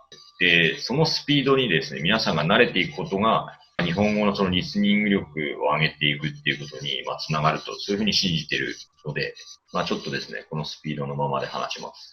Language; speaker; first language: Japanese; native; Japanese